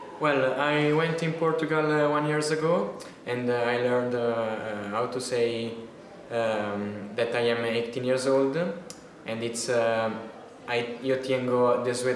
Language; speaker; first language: English; non-native, learner; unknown